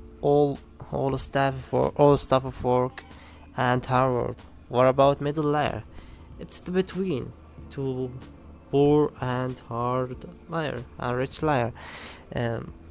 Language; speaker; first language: English; non-native, learner; Arabic